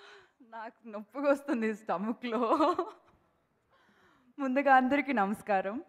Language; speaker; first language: Telugu; non-native, local second language; Malayalam